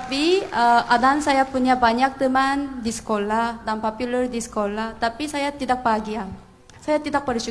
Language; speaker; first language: Indonesian; non-native, fluent; Korean